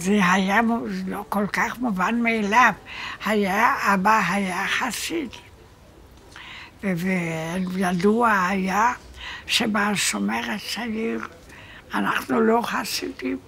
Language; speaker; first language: Hebrew; non-native, fluent; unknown